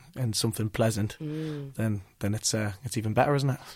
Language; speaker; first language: English; native; English